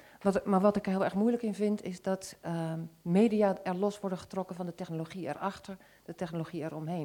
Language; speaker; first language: Dutch; native; Dutch